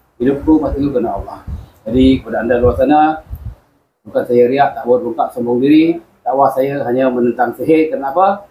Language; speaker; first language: Malay; native; Malay